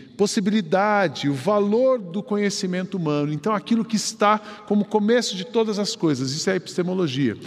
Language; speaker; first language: Portuguese; native; Portuguese